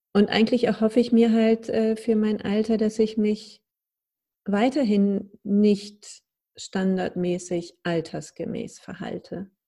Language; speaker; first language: German; native; German